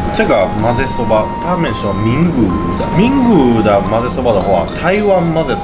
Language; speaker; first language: Chinese; non-native, fluent; Japanese